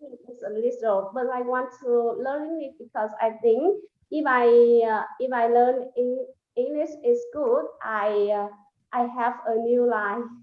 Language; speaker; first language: English; non-native, learner; Vietnamese